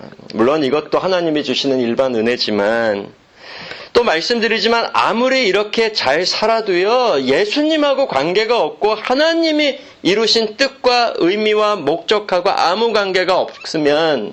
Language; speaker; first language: Korean; native; Korean